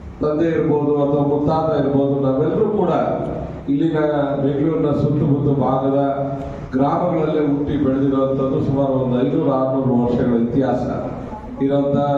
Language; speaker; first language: Kannada; native; Kannada